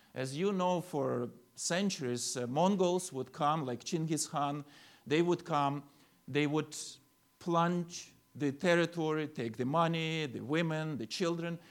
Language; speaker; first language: English; non-native, fluent; Ukrainian